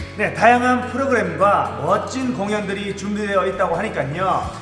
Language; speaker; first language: Korean; native; Korean